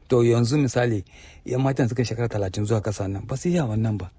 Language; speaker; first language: Hausa; non-native, local second language; Kanuri